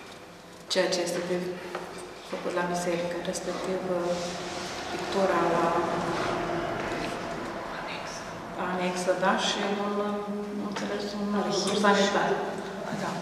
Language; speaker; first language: Romanian; native; Romanian